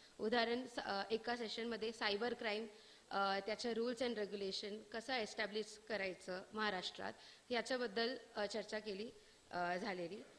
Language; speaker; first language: Marathi; non-native, local second language; Tamil